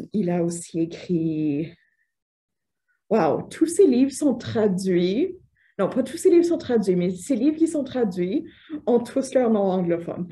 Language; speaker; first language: French; native; French